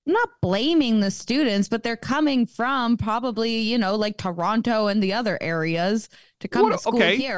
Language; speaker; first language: English; native; English